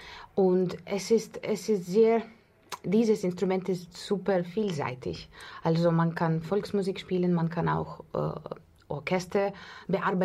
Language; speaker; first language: German; non-native, fluent; Russian